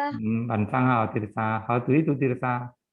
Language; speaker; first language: Chinese; non-native, fluent; Indonesian